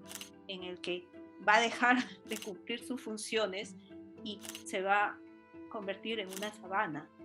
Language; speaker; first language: Spanish; native; Spanish